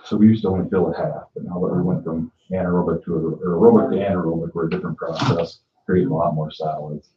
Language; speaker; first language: English; native; English